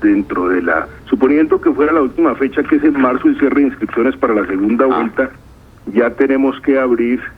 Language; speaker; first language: Spanish; native; Spanish